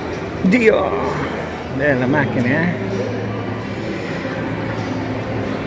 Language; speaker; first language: Italian; non-native, learner; Filipino